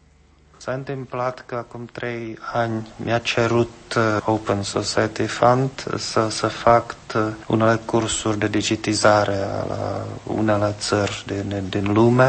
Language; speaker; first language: Romanian; non-native, fluent; Czech